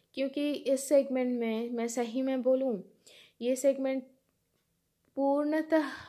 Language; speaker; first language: Hindi; non-native, local second language; Bangla